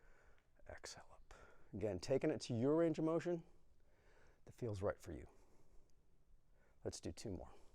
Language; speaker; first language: English; native; English